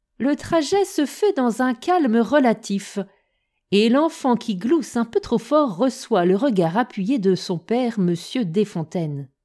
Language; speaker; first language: French; native; French